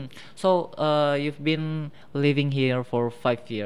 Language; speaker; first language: English; non-native, fluent; Indonesian